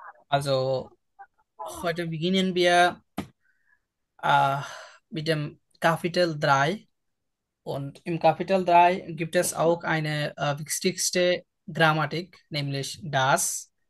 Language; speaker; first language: German; non-native, local second language; Bangla